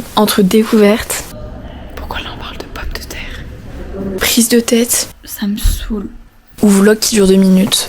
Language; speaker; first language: French; native; French